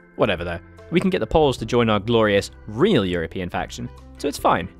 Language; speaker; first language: English; native; English